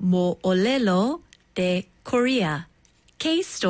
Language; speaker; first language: Korean; non-native, fluent; English